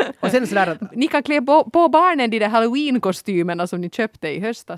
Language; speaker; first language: Swedish; native; Swedish